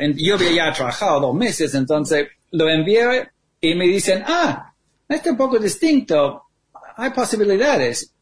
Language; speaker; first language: Spanish; non-native, fluent; English